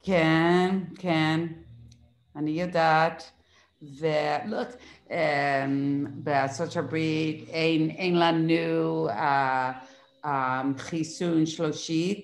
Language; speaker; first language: Hebrew; non-native, learner; English